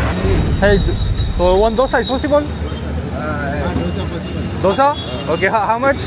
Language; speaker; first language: English; non-native, learner; French